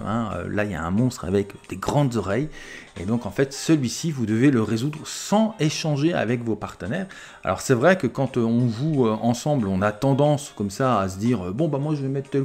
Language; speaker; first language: French; native; French